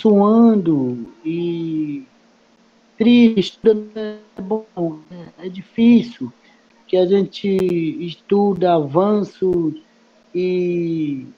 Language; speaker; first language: Portuguese; non-native, local second language; Kayapó